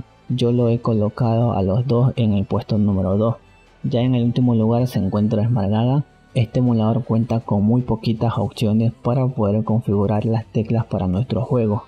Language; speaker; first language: Spanish; native; Spanish